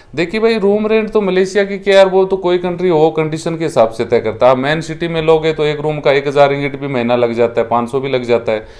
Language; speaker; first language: Hindi; native; Hindi